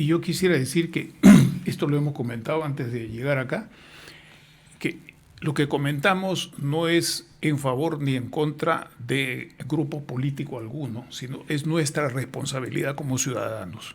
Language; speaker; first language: Spanish; native; Spanish